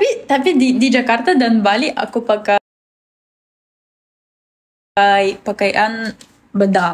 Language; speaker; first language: Indonesian; non-native, learner; Russian